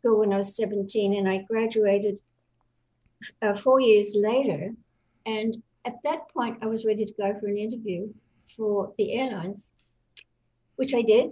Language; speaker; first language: English; native; English